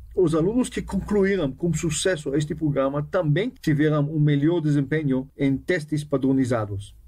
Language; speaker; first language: Portuguese; non-native, fluent; Hebrew